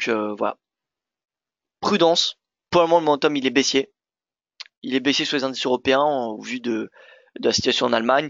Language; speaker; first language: French; native; French